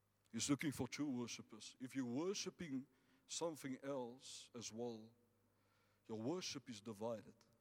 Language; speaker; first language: English; non-native, local second language; Afrikaans